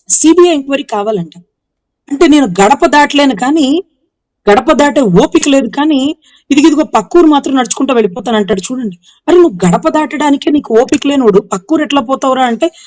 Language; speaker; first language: Telugu; native; Telugu